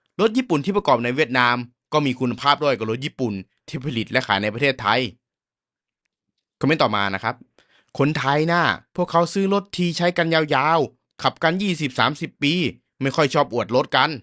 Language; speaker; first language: Thai; native; Thai